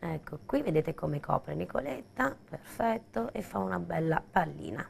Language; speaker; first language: Italian; native; Italian